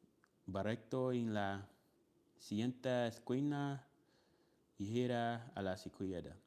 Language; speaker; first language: Spanish; non-native, learner; English